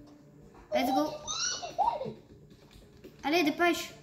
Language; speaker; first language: French; native; French